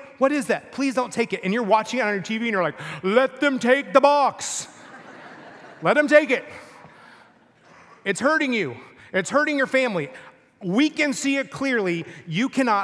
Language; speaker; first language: English; native; English